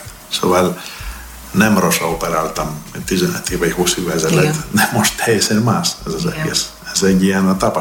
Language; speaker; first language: Hungarian; non-native, learner; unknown